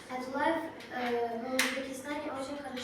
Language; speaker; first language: Russian; non-native, learner; Uzbek